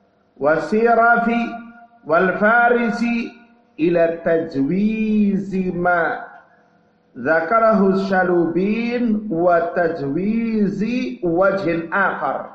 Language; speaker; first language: Arabic; non-native, fluent; Indonesian